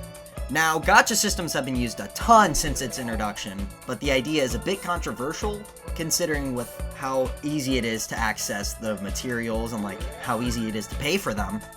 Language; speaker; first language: English; native; English